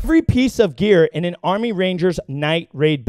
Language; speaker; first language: English; native; English